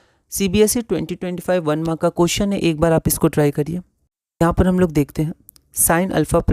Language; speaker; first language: Hindi; native; Hindi